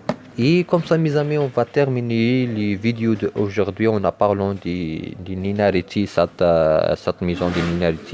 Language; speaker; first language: French; non-native, learner; Arabic